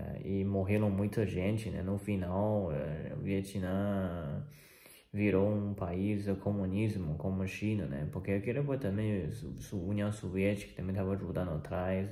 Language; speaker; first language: Portuguese; non-native, fluent; Chinese